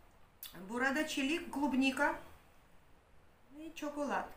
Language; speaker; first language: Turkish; non-native, learner; Russian